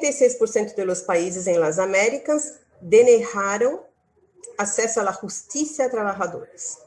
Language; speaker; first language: Spanish; non-native, learner; Portuguese